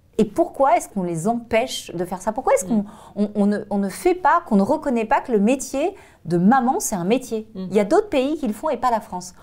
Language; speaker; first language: French; native; French